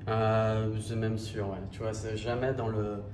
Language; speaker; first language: French; native; French